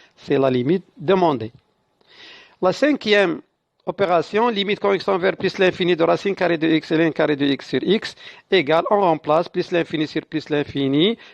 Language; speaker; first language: French; non-native, local second language; Arabic